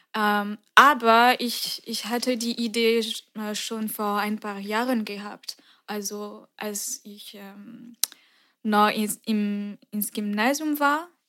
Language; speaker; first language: German; non-native, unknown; French